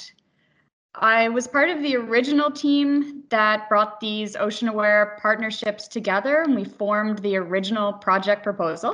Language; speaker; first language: English; native; English